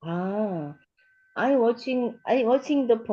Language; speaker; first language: English; non-native, learner; Korean